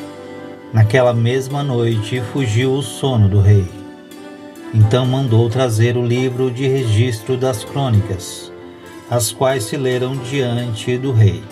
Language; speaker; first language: Portuguese; native; Portuguese